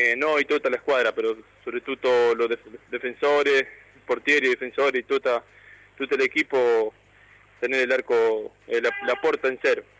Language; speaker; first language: Italian; non-native, learner; Spanish